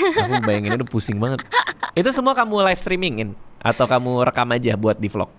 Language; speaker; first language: Indonesian; native; Indonesian